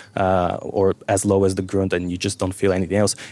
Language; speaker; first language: English; non-native, fluent; Bulgarian